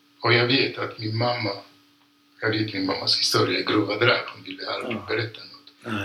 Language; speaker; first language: Swedish; non-native, fluent; Polish